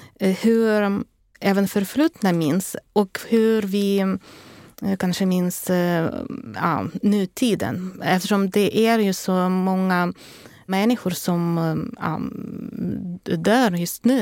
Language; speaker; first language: Swedish; non-native, fluent; Ukrainian